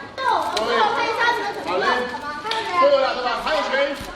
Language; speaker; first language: Chinese; non-native, fluent; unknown